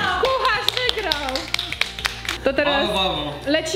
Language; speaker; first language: Polish; native; Polish